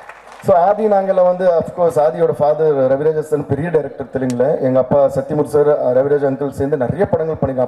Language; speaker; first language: Tamil; non-native, local second language; Telugu